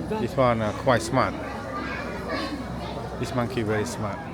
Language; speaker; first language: English; non-native, learner; Vietnamese